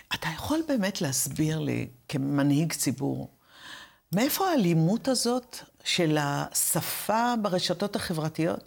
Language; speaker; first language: Hebrew; native; Hebrew